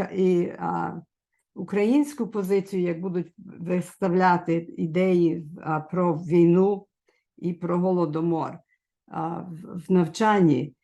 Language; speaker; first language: Ukrainian; early bilingual, heritage; Ukrainian